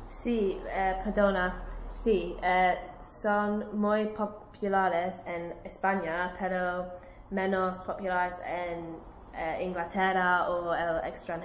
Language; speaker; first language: Spanish; non-native, learner; English